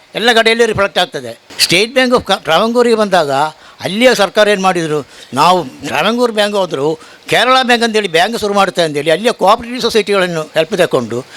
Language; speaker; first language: Kannada; native; Kannada